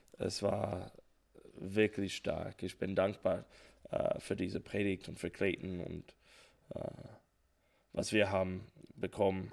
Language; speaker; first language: German; non-native, fluent; English